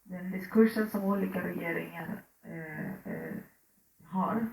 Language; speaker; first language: Swedish; early bilingual, other home language; Spanish